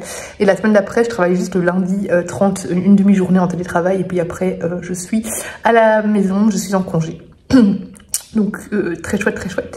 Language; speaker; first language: French; native; French